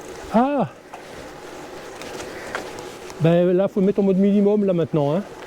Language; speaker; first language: French; native; French